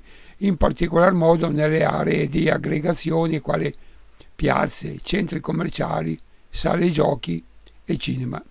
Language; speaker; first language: Italian; native; Italian